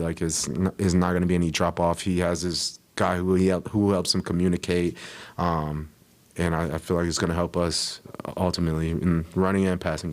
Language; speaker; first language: English; native; English